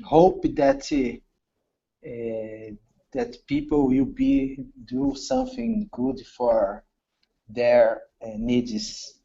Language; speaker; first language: English; non-native, learner; Portuguese